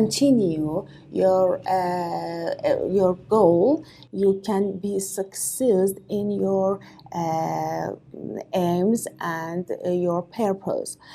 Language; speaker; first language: English; non-native, learner; Persian